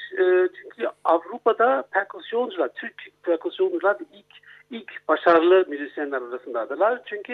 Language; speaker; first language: Turkish; non-native, fluent; German